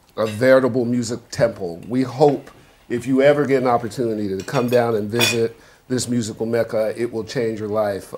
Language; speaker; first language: English; native; English